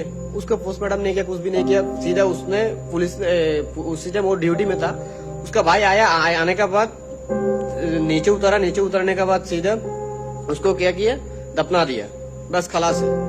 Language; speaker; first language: Hindi; non-native, fluent; Bangla